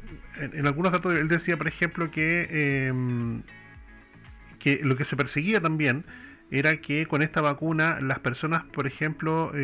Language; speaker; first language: Spanish; native; Spanish